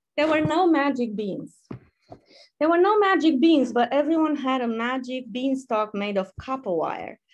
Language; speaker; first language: English; non-native, fluent; Romanian